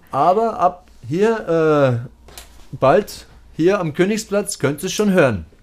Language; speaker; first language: German; early bilingual, other home language; Turkish